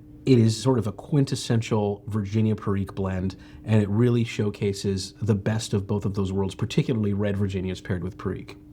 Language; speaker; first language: English; native; English